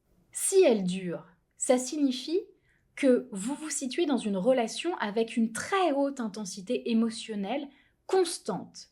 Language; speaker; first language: French; native; French